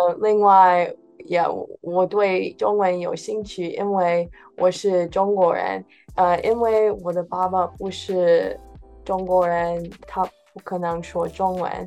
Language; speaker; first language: Chinese; early bilingual, heritage; English